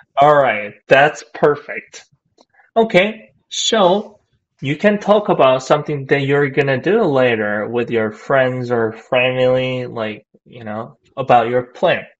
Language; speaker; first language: English; non-native, fluent; Korean